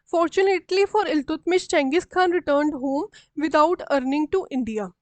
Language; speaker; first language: English; non-native, local second language; Punjabi